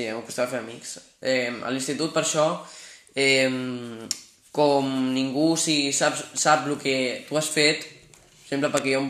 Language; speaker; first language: Catalan; non-native, local second language; Spanish